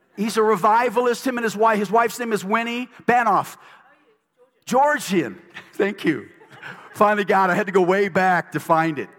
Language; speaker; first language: English; native; English